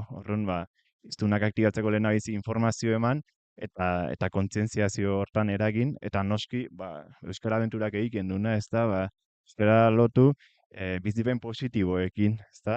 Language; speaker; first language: Basque; native; Basque